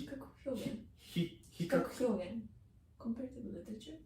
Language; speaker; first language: English; non-native, learner; Japanese